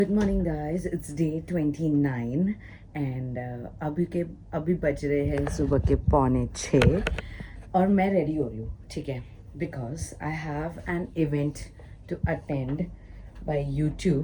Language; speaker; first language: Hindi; native; Hindi